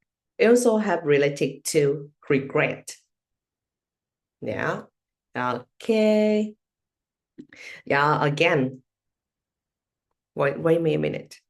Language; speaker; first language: English; non-native, learner; Vietnamese